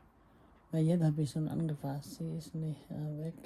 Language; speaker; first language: German; non-native, learner; Indonesian